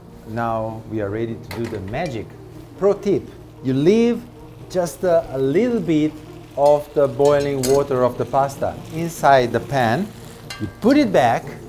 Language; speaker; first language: English; non-native, fluent; Italian